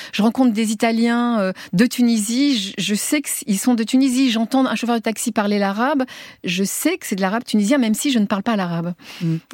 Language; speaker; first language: French; early bilingual, other home language; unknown